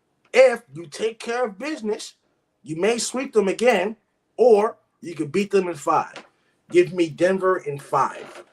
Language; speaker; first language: English; native; English